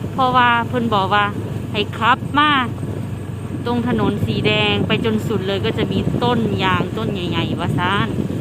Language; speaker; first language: Thai; non-native, local second language; Northeastern Thai